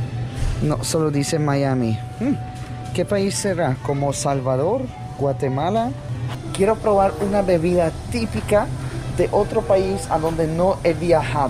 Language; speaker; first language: Spanish; non-native, fluent; Russian